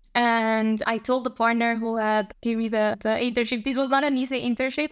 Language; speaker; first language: English; non-native, fluent; Spanish